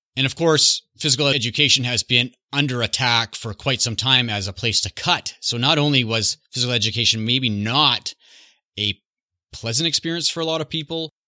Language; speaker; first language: English; native; English